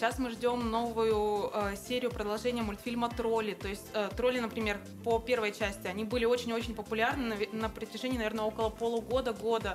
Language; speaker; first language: Russian; native; Russian